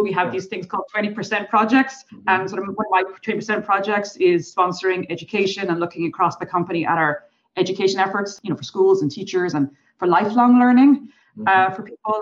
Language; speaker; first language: English; native; English